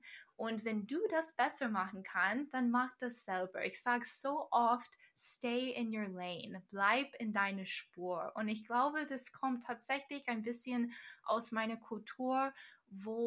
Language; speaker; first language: German; non-native, fluent; English